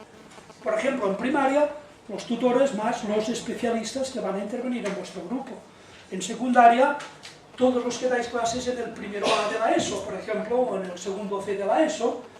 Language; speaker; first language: Spanish; native; Spanish